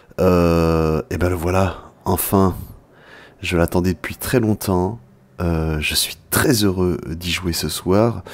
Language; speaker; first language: French; native; French